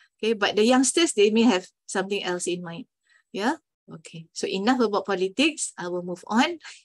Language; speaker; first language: English; non-native, local second language; Malay